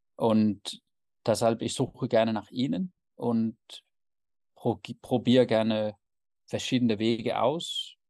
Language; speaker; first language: German; non-native, fluent; Danish